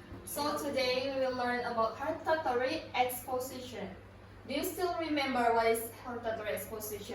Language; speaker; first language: English; non-native, learner; Indonesian